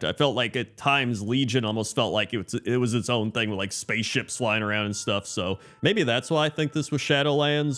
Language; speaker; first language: English; native; English